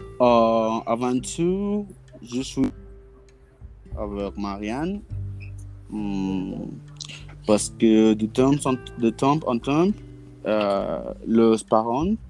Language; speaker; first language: French; non-native, learner; Spanish